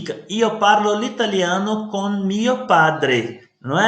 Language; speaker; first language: Italian; non-native, fluent; Portuguese